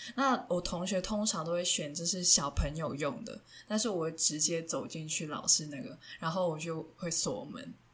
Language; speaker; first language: Chinese; non-native, local second language; Cantonese